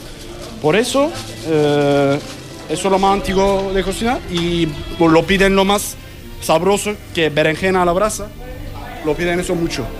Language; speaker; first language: Spanish; non-native, learner; Turkish